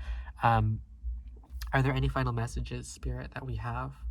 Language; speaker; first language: English; native; English